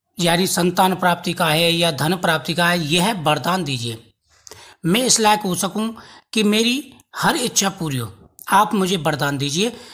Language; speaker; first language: Hindi; native; Hindi